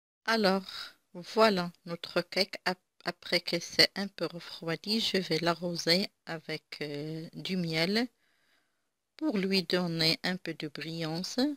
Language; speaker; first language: French; non-native, local second language; Arabic